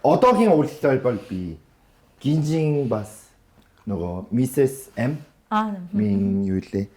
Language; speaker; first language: Mongolian; non-native, fluent; Korean